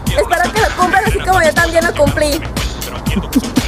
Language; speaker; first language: Spanish; native; Spanish